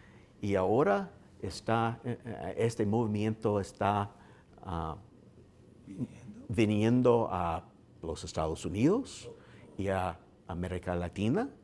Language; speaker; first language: Spanish; non-native, learner; English